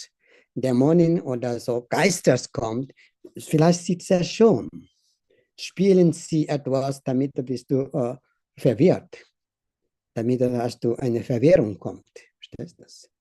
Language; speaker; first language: German; non-native, learner; Tibetan